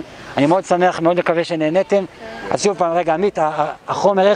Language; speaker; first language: Hebrew; native; Hebrew